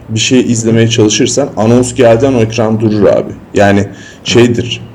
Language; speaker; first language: Turkish; native; Turkish